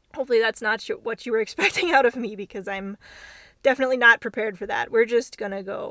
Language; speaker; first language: English; native; English